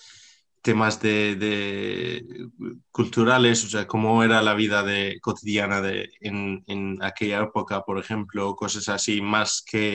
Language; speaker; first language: Spanish; non-native, fluent; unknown